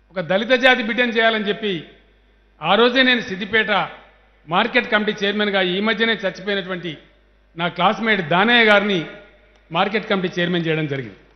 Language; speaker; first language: Telugu; native; Telugu